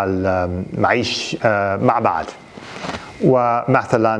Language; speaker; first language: Arabic; non-native, fluent; English